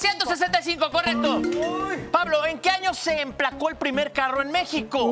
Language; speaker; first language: Spanish; native; Spanish